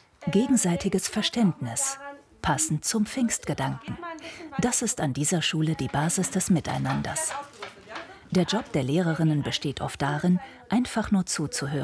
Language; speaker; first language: German; native; German